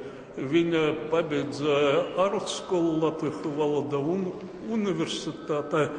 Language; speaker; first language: Latvian; non-native, local second language; Russian